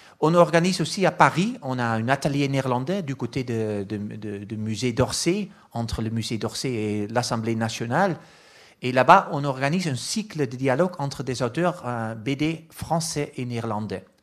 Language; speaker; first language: French; non-native, fluent; Dutch